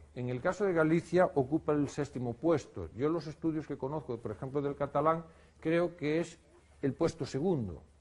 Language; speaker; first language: Spanish; non-native, local second language; Galician